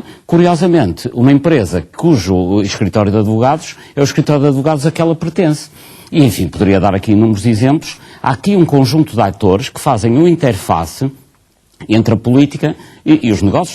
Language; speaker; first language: Portuguese; native; Portuguese